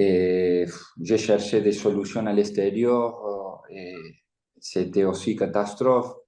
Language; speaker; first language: French; non-native, fluent; Spanish